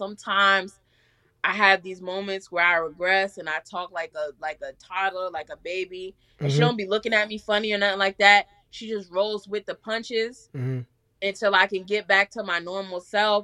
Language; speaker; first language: English; native; English